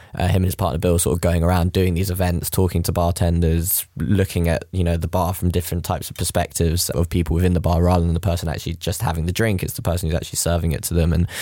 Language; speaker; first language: English; native; English